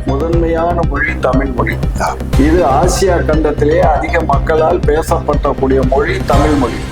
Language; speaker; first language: Tamil; non-native, local second language; Telugu